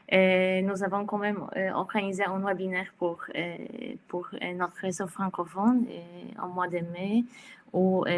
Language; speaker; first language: French; non-native, fluent; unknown